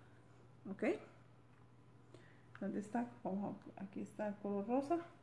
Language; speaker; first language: Spanish; native; Spanish